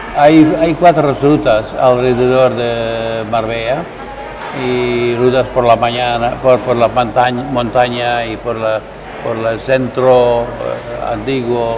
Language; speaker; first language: Spanish; non-native, learner; Dutch